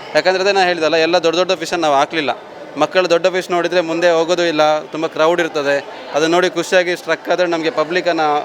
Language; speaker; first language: Kannada; non-native, local second language; Tulu